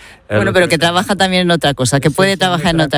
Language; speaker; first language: Spanish; native; Spanish